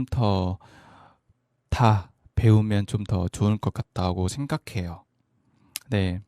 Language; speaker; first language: Korean; non-native, fluent; Vietnamese